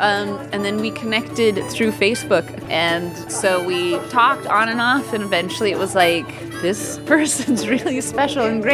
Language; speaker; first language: English; native; English